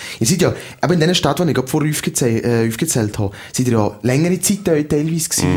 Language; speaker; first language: German; native; German